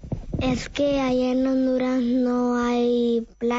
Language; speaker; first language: Catalan; non-native, learner; Spanish